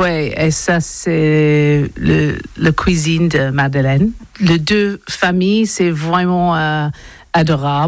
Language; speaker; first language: French; non-native, learner; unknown